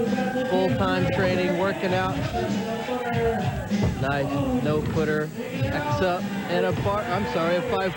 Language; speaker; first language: English; native; English